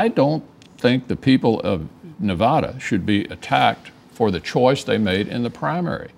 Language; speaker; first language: English; native; English